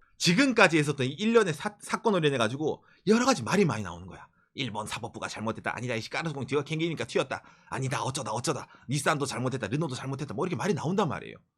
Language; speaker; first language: Korean; native; Korean